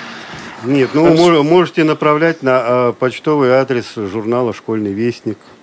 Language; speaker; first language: Russian; native; Russian